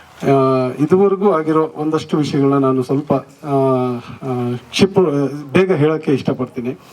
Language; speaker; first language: Kannada; native; Kannada